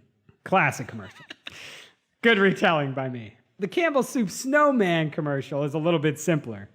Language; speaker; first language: English; native; English